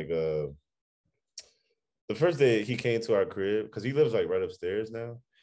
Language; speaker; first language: English; native; English